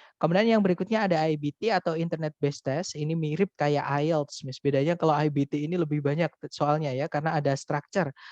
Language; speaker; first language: Indonesian; non-native, local second language; Javanese